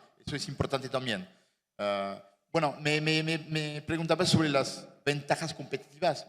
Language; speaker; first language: Spanish; non-native, fluent; French